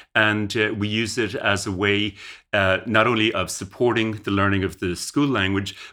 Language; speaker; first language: English; native; English